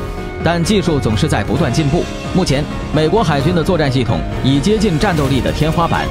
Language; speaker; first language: Chinese; native; Chinese